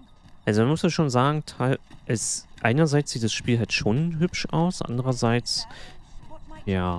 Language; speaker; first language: German; native; German